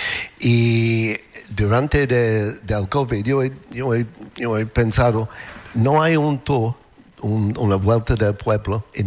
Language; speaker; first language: Spanish; non-native, learner; English